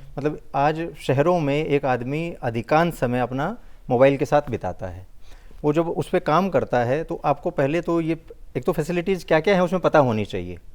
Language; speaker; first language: Hindi; native; Hindi